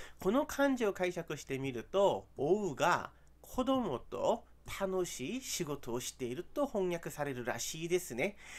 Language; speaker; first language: Japanese; non-native, fluent; Korean